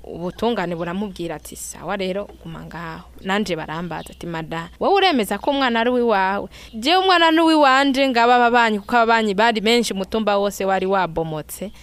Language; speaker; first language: Kinyarwanda; native; Kinyarwanda